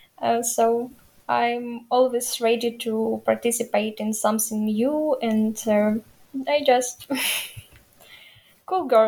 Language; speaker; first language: English; non-native, learner; Ukrainian